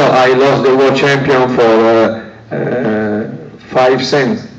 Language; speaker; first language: English; non-native, learner; Italian